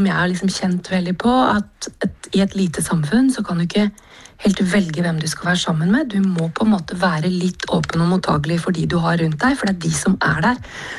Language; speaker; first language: Norwegian; native; Norwegian